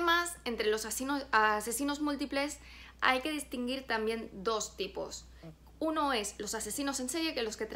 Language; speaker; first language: Spanish; native; Spanish